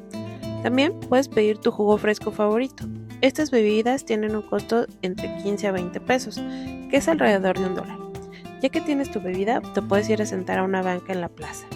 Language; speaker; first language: Spanish; native; Spanish